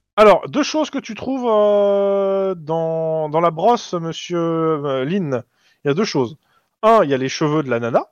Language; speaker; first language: French; native; French